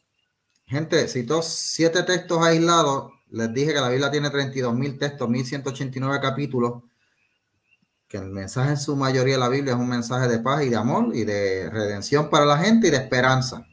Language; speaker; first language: Spanish; native; Spanish